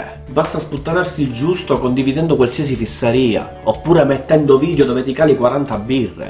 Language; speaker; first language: Italian; native; Italian